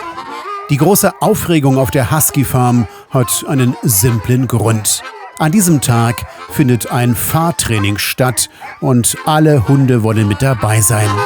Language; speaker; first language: German; native; German